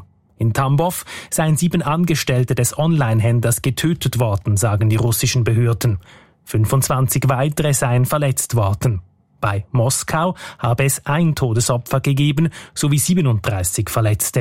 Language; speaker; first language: German; native; German